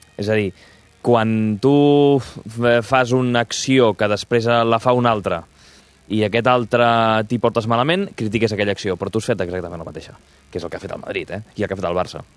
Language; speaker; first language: Catalan; native; Catalan